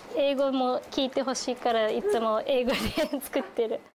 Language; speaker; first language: Japanese; non-native, fluent; English